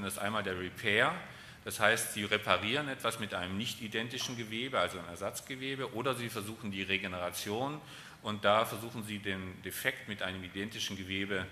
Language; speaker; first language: German; native; German